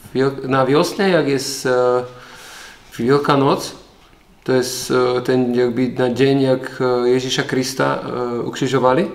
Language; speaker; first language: Polish; non-native, learner; Slovak